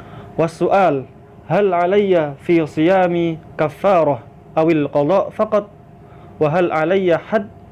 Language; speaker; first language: Arabic; non-native, fluent; Indonesian